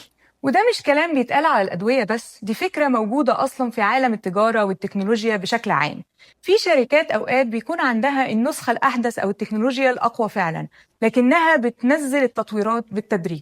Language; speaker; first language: Arabic; native; Arabic